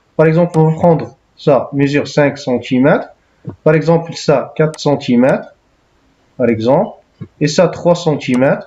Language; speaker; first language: French; non-native, local second language; Arabic